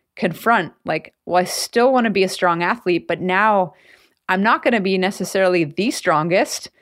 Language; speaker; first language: English; native; English